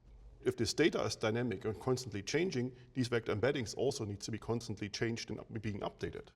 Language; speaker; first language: English; non-native, fluent; German